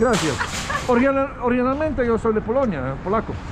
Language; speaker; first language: Spanish; non-native, learner; Polish